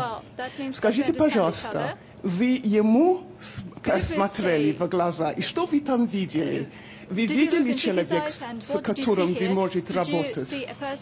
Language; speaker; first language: Russian; non-native, fluent; English